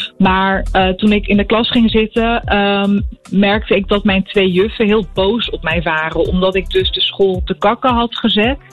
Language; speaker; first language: Dutch; early bilingual, other home language; Arabic